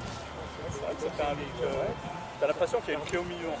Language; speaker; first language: French; native; French